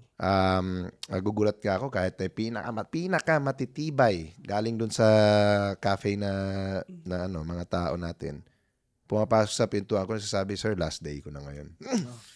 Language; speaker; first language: Filipino; non-native, local second language; Cebuano